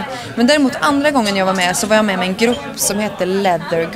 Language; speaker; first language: Swedish; native; Swedish